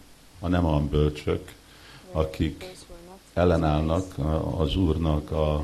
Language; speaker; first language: Hungarian; early bilingual, heritage; Hungarian